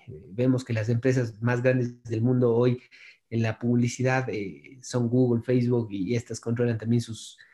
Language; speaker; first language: Spanish; native; Spanish